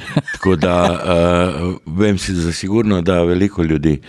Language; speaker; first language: Slovenian; early bilingual, other home language; Serbian